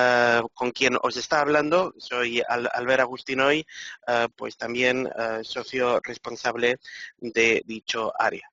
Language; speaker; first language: Spanish; native; Spanish